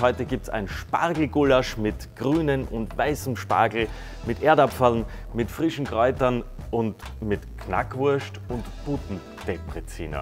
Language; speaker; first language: German; native; German